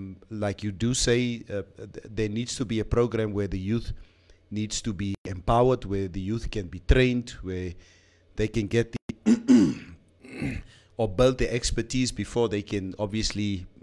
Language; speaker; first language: English; non-native, local second language; Afrikaans